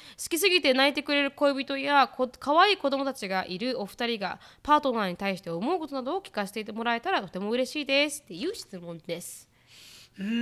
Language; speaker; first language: Japanese; native; Japanese